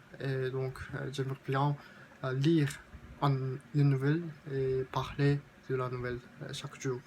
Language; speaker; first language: French; non-native, learner; Japanese